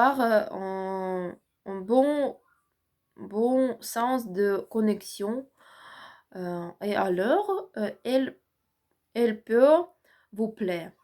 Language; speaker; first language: French; non-native, learner; Ukrainian